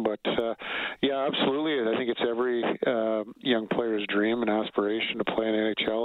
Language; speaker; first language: English; native; English